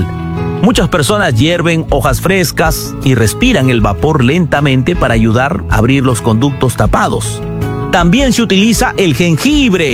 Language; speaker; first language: Spanish; native; Spanish